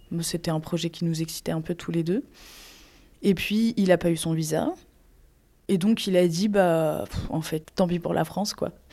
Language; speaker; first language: French; native; French